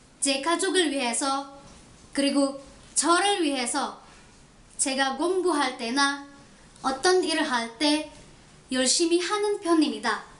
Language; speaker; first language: Korean; non-native, learner; Indonesian